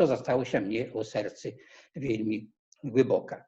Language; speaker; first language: Polish; non-native, learner; Belarusian